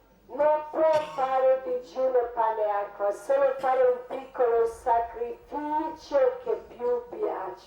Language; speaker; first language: Italian; non-native, learner; Croatian